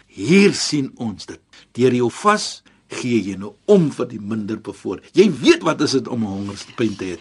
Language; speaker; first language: Afrikaans; non-native, fluent; Arabic